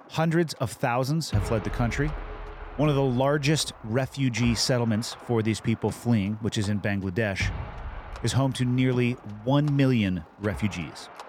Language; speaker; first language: English; native; English